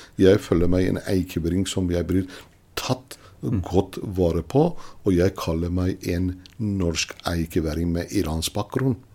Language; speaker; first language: Norwegian; non-native, fluent; Persian